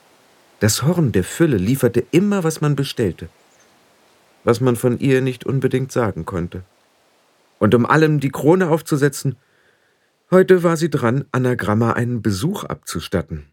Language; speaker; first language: German; native; German